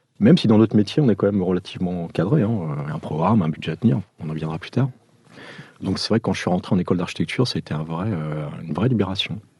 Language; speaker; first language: French; early bilingual, other home language; Portuguese